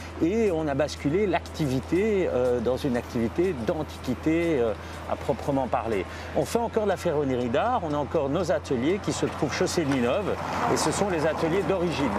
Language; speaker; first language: French; native; French